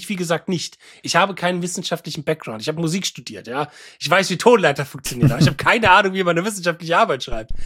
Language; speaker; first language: German; native; German